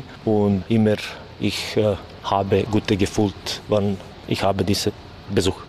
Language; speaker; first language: German; non-native, learner; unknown